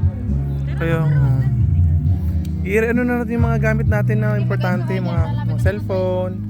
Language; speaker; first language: Filipino; native; Filipino